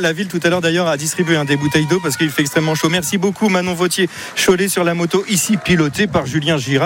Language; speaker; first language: French; native; French